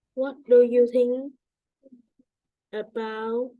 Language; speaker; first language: English; non-native, learner; Vietnamese